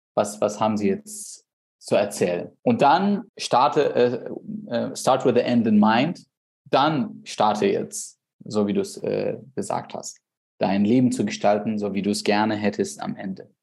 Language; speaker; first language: German; non-native, fluent; Arabic